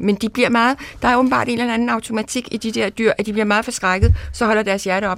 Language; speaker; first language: Danish; native; Danish